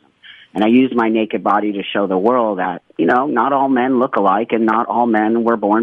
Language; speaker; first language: English; native; English